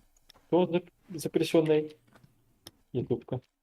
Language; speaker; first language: Russian; non-native, local second language; Yakut